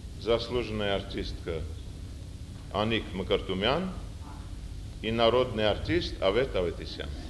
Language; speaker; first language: Russian; non-native, local second language; Armenian